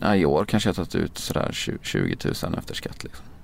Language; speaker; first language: Swedish; native; Swedish